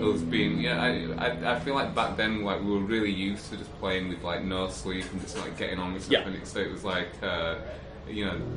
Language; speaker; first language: English; native; English